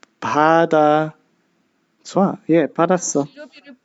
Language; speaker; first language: Korean; non-native, learner; English